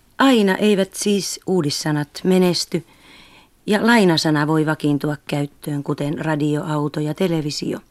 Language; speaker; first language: Finnish; native; Finnish